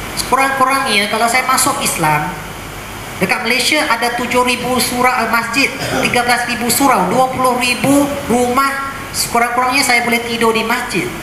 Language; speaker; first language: Malay; non-native, local second language; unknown